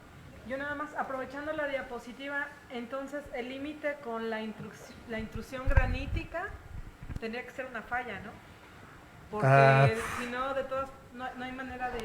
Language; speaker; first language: Spanish; native; Spanish